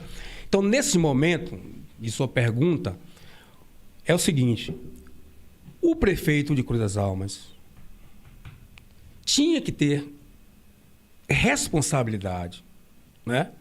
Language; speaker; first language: Portuguese; native; Portuguese